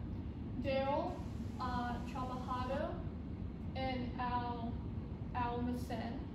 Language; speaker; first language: Spanish; non-native, learner; English